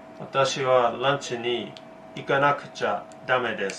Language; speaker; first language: Japanese; non-native, learner; English